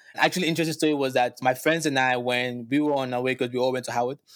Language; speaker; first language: English; non-native, local second language; Yoruba